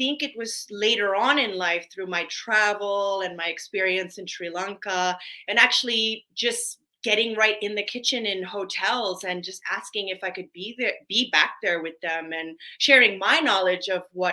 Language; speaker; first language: English; native; English